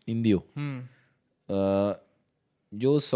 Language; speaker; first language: Spanish; non-native, learner; Hindi